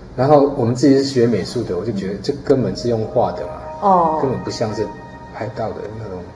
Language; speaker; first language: Chinese; native; Chinese